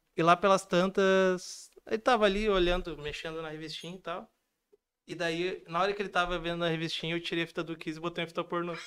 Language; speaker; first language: Portuguese; native; Portuguese